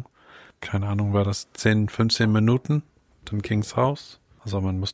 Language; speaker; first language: German; non-native, fluent; English